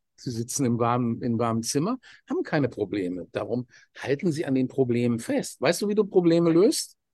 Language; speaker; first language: German; native; German